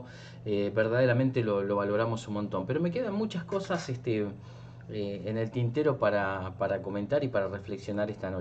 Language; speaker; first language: Spanish; native; Spanish